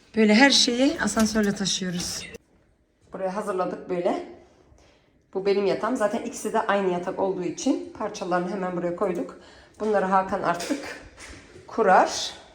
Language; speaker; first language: Turkish; early bilingual, heritage; Turkish